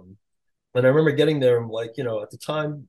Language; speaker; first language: English; early bilingual, other home language; Chinese